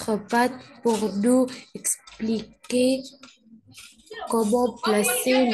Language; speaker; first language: French; non-native, learner; Arabic